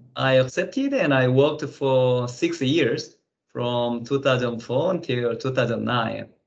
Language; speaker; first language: English; non-native, fluent; Korean